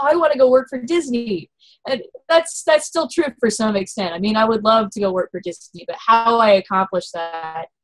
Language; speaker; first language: English; native; English